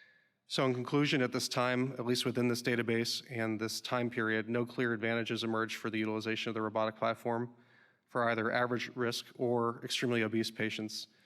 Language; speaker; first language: English; native; English